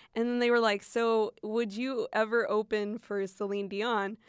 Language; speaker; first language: English; early bilingual, other home language; Spanish